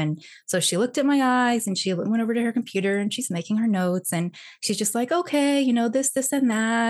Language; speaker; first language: English; early bilingual, other home language; Chinese